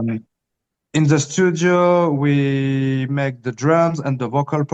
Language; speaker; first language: English; early bilingual, heritage; Spanish